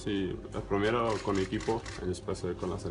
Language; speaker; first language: Spanish; non-native, learner; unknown